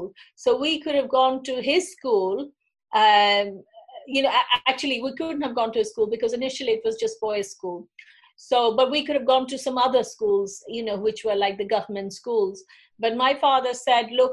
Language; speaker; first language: English; non-native, local second language; Bangla